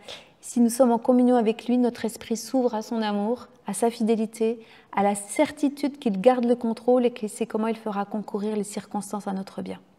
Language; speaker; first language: French; native; French